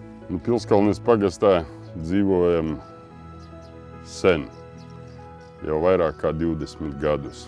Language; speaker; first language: Latvian; native; Latvian